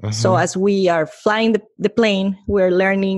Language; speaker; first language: English; non-native, fluent; Spanish